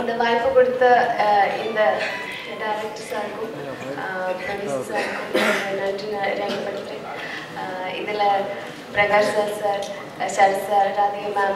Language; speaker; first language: Tamil; non-native, fluent; Malayalam